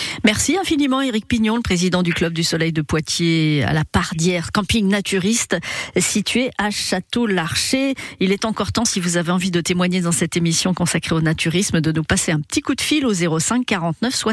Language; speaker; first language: French; native; French